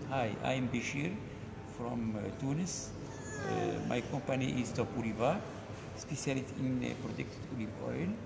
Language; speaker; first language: English; non-native, learner; Arabic